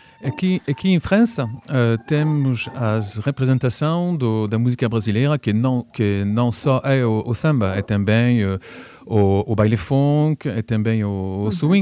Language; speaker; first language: Portuguese; early bilingual, heritage; French